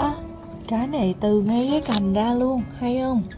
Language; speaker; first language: Vietnamese; native; Vietnamese